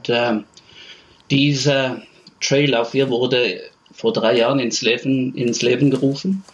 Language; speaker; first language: German; non-native, fluent; Norwegian